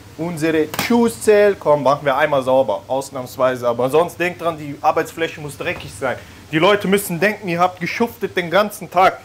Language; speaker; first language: German; early bilingual, other home language; Italian